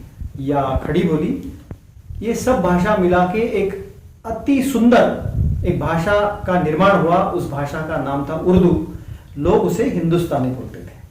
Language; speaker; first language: Hindi; non-native, local second language; Konkani